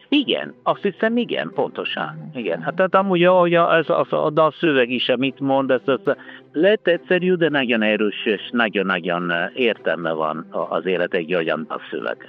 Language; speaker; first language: Hungarian; non-native, fluent; Italian